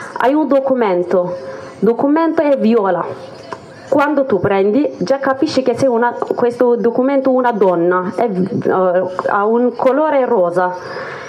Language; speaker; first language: Italian; non-native, fluent; Kurdish